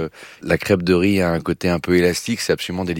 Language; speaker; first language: French; native; French